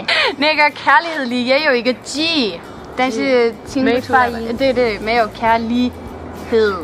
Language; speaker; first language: Chinese; non-native, fluent; Danish